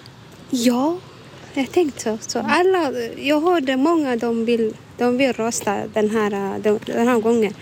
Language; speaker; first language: Swedish; non-native, learner; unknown